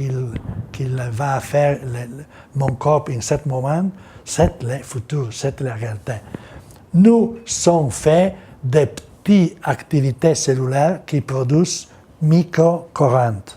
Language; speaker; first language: French; non-native, learner; Italian